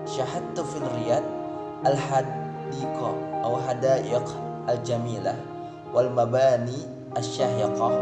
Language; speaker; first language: Arabic; non-native, learner; Indonesian